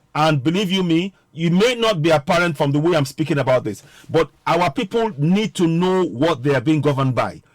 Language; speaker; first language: English; non-native, local second language; Yoruba